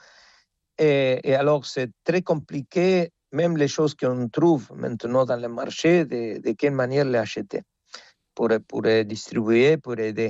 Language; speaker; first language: French; non-native, fluent; Spanish